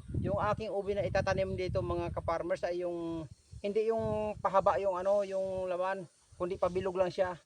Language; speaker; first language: Filipino; non-native, local second language; Cebuano